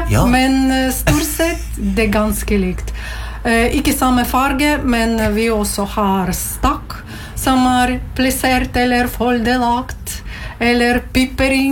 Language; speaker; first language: Norwegian; non-native, learner; Latvian